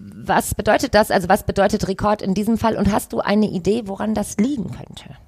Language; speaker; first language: German; native; German